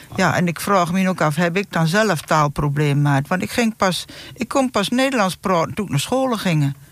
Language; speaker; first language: Dutch; non-native, local second language; Low German